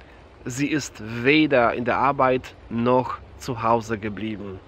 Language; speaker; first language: German; non-native, fluent; Polish